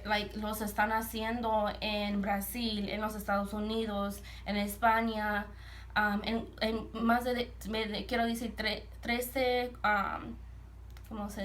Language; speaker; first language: Spanish; early bilingual, heritage; Spanish